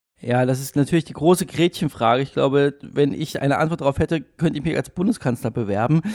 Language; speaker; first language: German; native; German